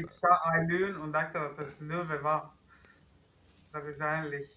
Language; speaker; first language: German; non-native, learner; Spanish